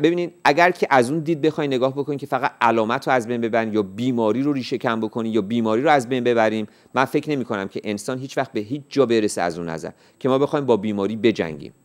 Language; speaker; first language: Persian; native; Persian